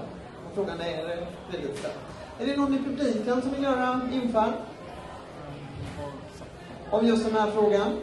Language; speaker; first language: Swedish; native; Swedish